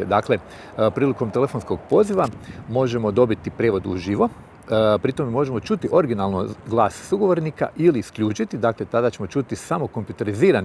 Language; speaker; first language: Croatian; native; Croatian